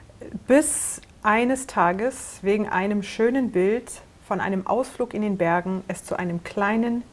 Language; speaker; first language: German; native; German